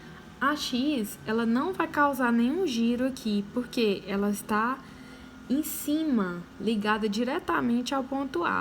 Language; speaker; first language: Portuguese; native; Portuguese